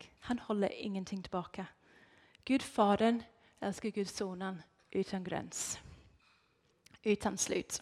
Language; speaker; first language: Swedish; non-native, fluent; English